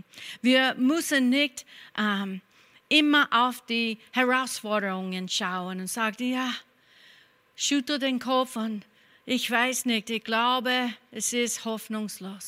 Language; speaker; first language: German; non-native, fluent; English